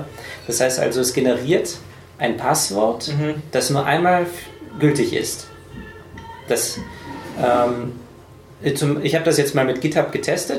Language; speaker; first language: German; native; German